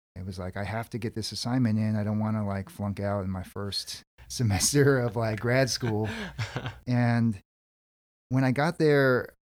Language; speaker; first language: English; native; English